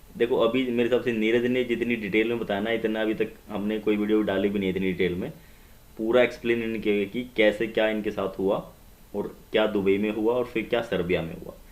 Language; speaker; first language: Hindi; native; Hindi